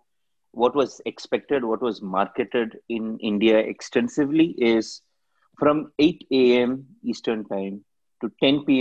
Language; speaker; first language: English; non-native, local second language; Tamil